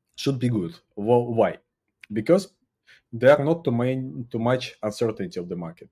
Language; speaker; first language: English; non-native, fluent; Uzbek